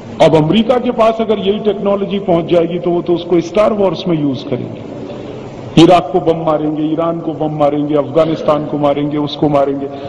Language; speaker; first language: Hindi; native; Hindi